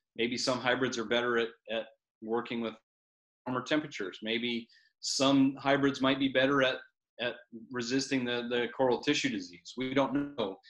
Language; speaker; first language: English; native; English